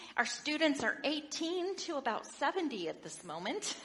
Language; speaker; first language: English; native; English